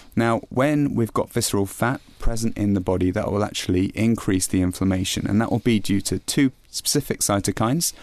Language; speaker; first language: English; native; English